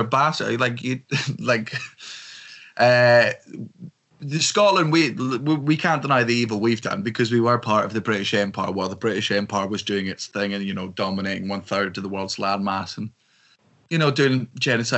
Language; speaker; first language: English; native; English